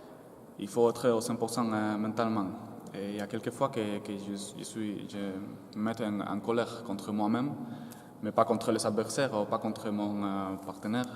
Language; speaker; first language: French; non-native, fluent; Spanish